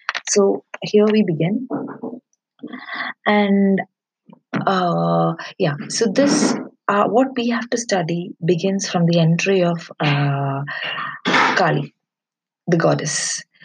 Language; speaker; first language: English; non-native, local second language; Malayalam